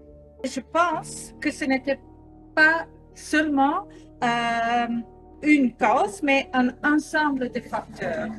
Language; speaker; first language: French; non-native, learner; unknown